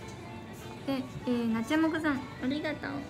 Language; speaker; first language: Japanese; native; Japanese